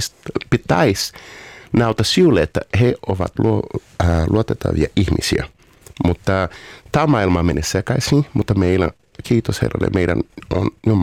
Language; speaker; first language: Finnish; non-native, learner; Portuguese